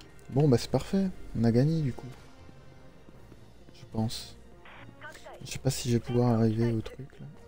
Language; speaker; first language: French; native; French